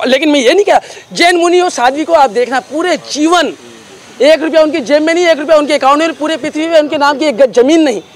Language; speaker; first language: Hindi; native; Hindi